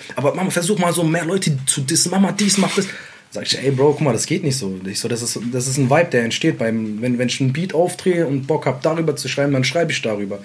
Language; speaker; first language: German; early bilingual, other home language; Central Kurdish